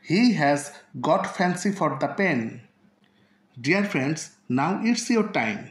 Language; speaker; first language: English; non-native, local second language; Bangla